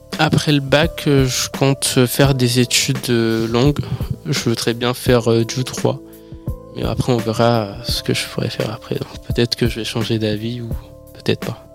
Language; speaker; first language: French; early bilingual, other home language; Persian